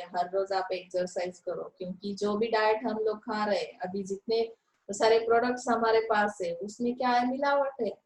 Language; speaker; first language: Hindi; non-native, local second language; Marathi